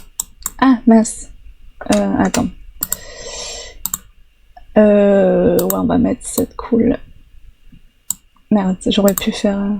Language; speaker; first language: French; native; French